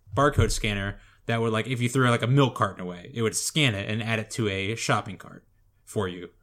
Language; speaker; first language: English; native; English